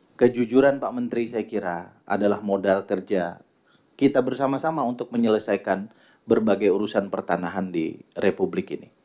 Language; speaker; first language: Indonesian; native; Indonesian